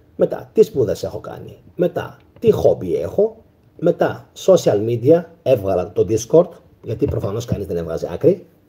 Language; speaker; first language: Greek; native; Greek